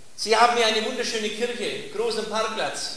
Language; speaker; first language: German; native; German